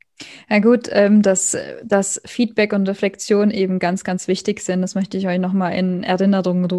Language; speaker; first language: German; native; German